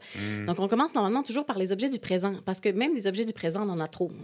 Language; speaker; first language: French; native; French